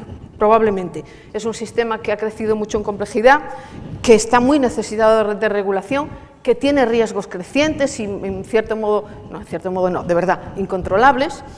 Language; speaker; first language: Spanish; native; Spanish